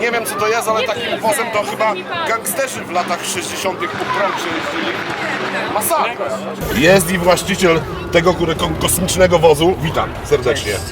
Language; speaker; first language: Polish; native; Polish